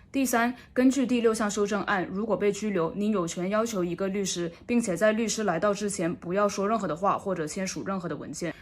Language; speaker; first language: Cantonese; early bilingual, heritage; Cantonese